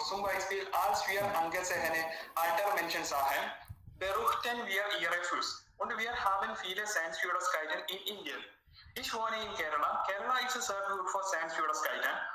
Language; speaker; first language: German; non-native, learner; Malayalam